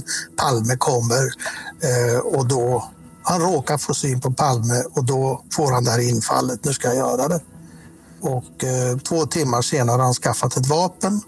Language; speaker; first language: Swedish; native; Swedish